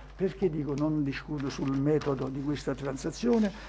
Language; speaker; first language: Italian; native; Italian